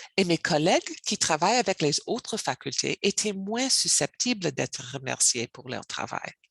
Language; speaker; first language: French; non-native, learner; English